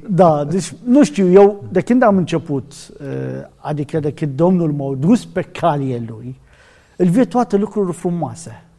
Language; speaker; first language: Romanian; non-native, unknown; Arabic